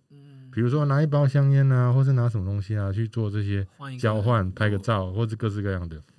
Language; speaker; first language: Chinese; native; Chinese